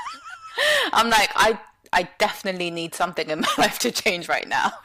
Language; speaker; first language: English; native; English